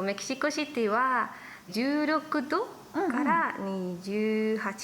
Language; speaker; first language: Japanese; non-native, learner; Spanish